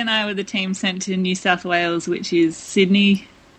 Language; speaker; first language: English; native; English